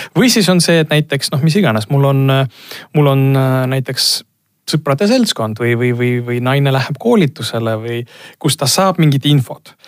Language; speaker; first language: Estonian; non-native, local second language; Russian